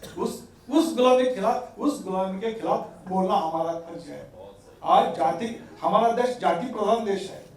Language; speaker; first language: Hindi; non-native, local second language; Marathi